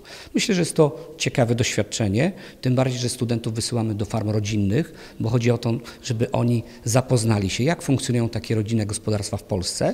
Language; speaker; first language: Polish; native; Polish